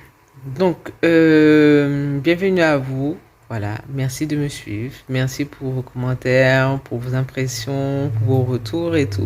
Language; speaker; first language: French; native; French